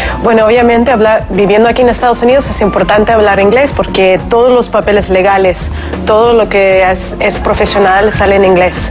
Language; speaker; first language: Spanish; non-native, fluent; Russian